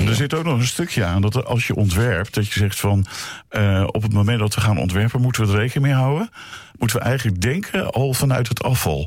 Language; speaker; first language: Dutch; native; Dutch